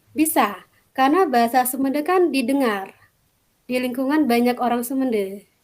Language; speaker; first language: Indonesian; native; Indonesian